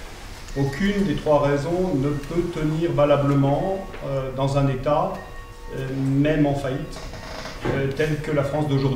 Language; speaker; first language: French; native; French